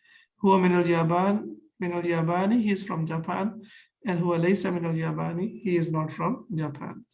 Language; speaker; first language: Arabic; non-native, fluent; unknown